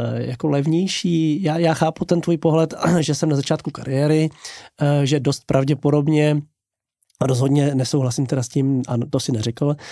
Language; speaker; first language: Czech; native; Czech